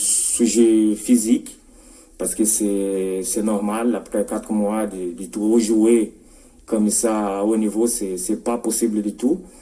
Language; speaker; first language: French; non-native, fluent; Portuguese